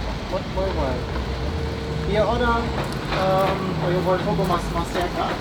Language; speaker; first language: Spanish; non-native, learner; German